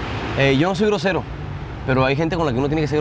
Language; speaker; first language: Spanish; native; Spanish